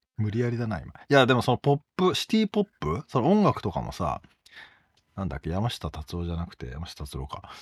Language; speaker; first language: Japanese; native; Japanese